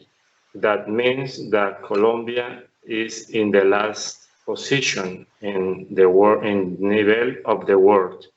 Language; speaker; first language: English; non-native, learner; Spanish